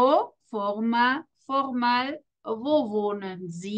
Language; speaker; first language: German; non-native, fluent; Spanish